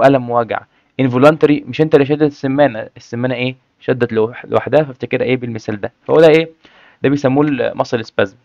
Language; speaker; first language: Arabic; native; Arabic